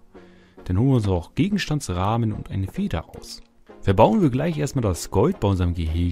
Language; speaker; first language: German; native; German